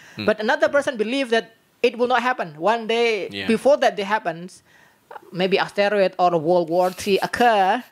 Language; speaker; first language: English; non-native, learner; Indonesian